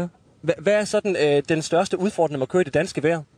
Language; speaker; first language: Danish; native; Danish